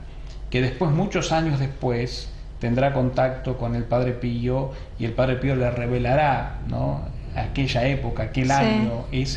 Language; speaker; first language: Spanish; native; Spanish